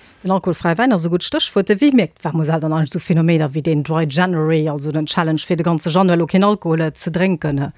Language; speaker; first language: Luxembourgish; native; Luxembourgish